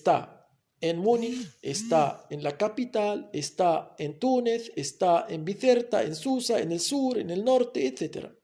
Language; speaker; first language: Spanish; non-native, fluent; Arabic